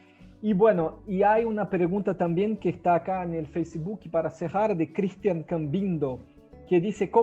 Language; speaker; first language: Spanish; non-native, fluent; Portuguese